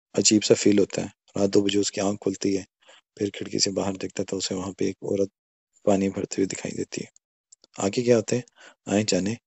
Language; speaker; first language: Urdu; non-native, local second language; Pashto